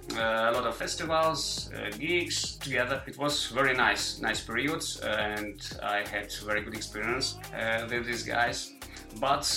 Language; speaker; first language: English; non-native, learner; Ukrainian